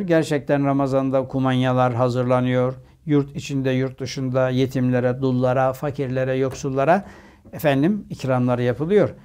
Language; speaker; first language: Turkish; native; Turkish